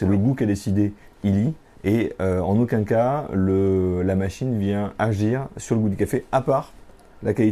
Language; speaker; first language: French; native; French